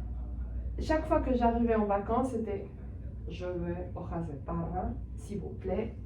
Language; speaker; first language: French; non-native, fluent; Spanish